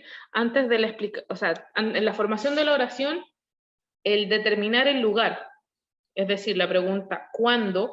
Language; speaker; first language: Spanish; non-native, learner; Korean